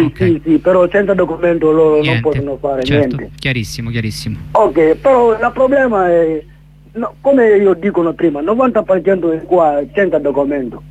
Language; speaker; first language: Italian; non-native, learner; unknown